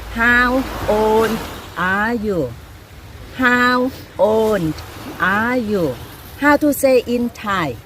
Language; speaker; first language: English; non-native, learner; Thai